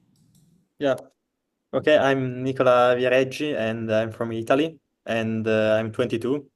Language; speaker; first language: English; non-native, fluent; Italian